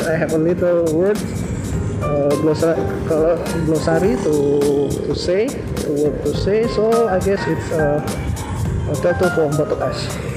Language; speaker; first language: English; non-native, learner; Indonesian